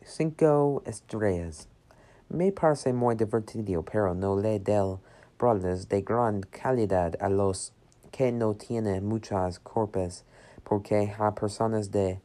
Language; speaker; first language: Spanish; non-native, learner; English